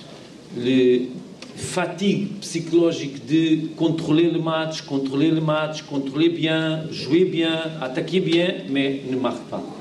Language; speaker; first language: French; non-native, learner; Portuguese